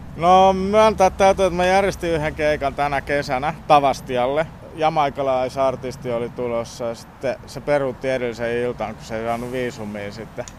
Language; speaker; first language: Finnish; early bilingual, heritage; Finnish